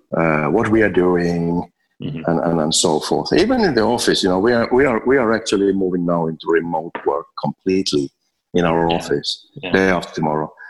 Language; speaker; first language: English; non-native, fluent; Finnish